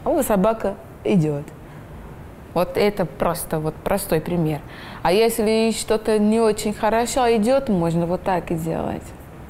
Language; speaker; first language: Russian; non-native, learner; Portuguese